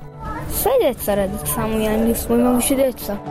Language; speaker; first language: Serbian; non-native, learner; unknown